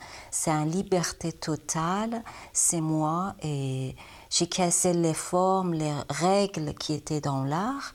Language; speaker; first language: French; non-native, learner; Persian